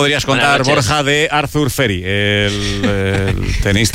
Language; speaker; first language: Spanish; native; Spanish